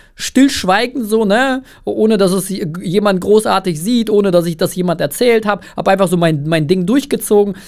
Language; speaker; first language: German; early bilingual, other home language; Russian